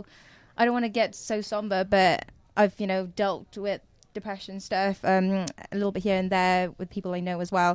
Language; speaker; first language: English; native; English